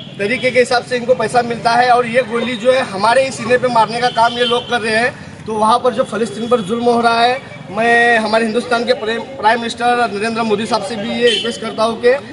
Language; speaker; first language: Hindi; native; Hindi